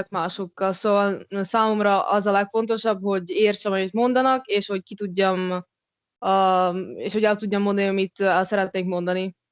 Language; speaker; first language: Hungarian; non-native, local second language; Russian